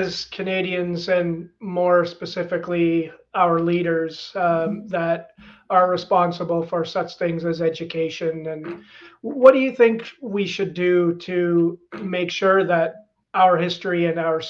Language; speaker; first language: English; native; English